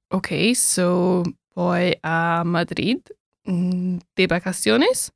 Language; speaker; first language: Spanish; non-native, learner; English